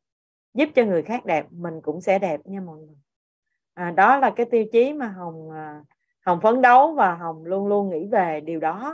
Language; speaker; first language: Vietnamese; native; Vietnamese